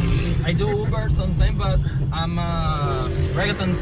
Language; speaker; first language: English; non-native, learner; Portuguese